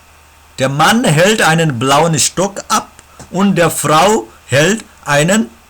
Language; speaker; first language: German; non-native, learner; Nepali